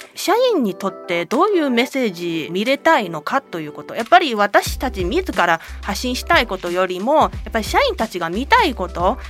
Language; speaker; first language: Japanese; non-native, fluent; Chinese